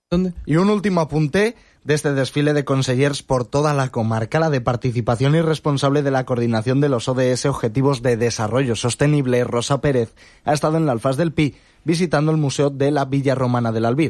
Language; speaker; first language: Spanish; native; Spanish